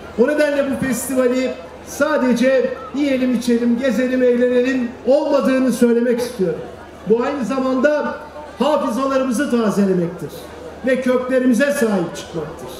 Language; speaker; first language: Turkish; native; Turkish